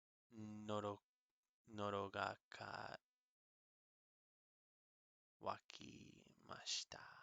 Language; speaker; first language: Japanese; non-native, learner; English